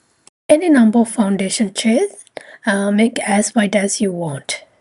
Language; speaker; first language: English; non-native, fluent; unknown